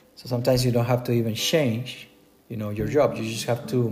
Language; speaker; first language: English; non-native, fluent; Spanish